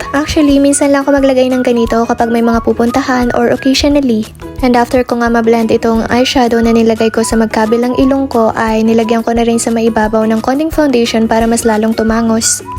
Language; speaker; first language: Filipino; native; Filipino